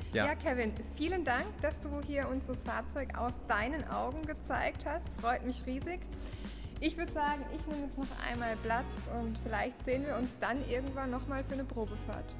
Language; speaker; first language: German; native; German